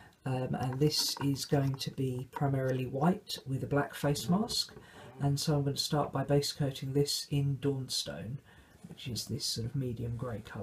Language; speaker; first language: English; native; English